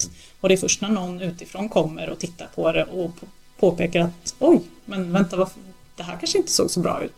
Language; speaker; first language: Swedish; native; Swedish